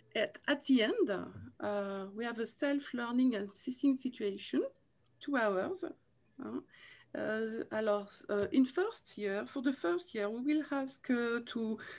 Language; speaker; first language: English; non-native, learner; French